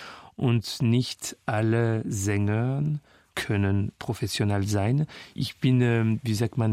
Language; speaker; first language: German; non-native, fluent; French